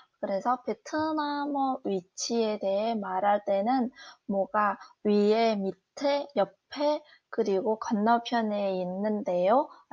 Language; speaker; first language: Korean; non-native, fluent; Vietnamese